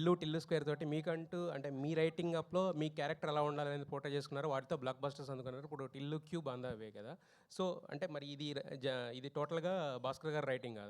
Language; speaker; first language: Telugu; native; Telugu